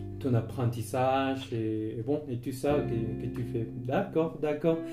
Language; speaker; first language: French; non-native, fluent; Spanish